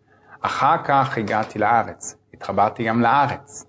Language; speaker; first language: Hebrew; non-native, fluent; German